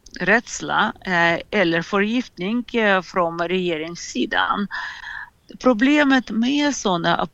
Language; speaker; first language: Swedish; non-native, fluent; Russian